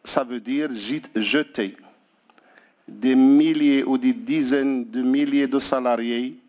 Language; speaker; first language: French; non-native, local second language; Arabic